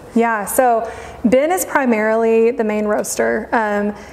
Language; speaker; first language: English; native; English